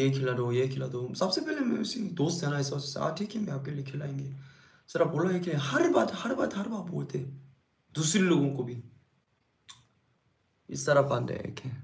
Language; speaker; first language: Hindi; non-native, learner; Korean